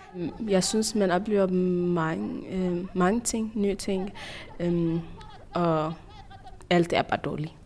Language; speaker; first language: Danish; non-native, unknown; Tigrinya